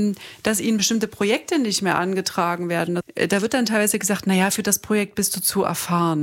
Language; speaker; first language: German; native; German